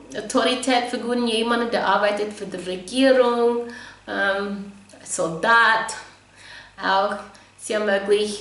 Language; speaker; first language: German; non-native, fluent; English